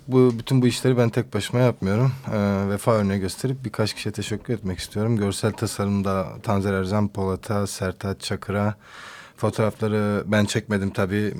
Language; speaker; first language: Turkish; non-native, local second language; Kurdish